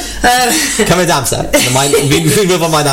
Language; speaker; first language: Welsh; non-native, learner; English